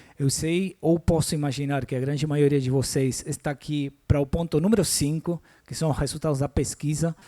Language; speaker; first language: Portuguese; non-native, fluent; Spanish